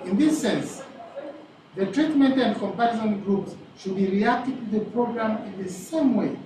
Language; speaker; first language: English; non-native, local second language; Swahili